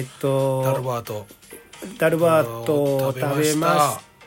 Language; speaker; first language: Japanese; native; Japanese